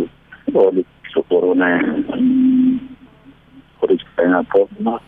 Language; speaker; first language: Greek; early bilingual, heritage; Greek